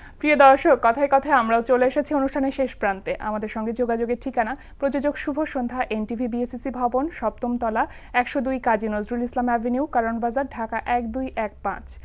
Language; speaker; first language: Bangla; native; Bangla